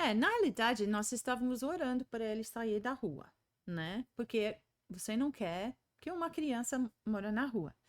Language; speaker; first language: Portuguese; non-native, fluent; English